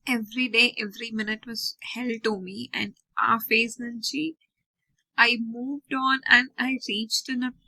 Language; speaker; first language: English; non-native, local second language; Telugu